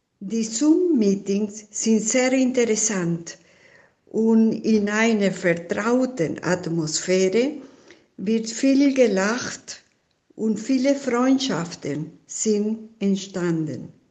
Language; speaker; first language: German; non-native, fluent; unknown